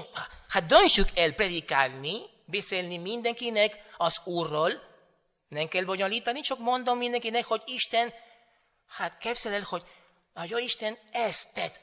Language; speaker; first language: Hungarian; non-native, learner; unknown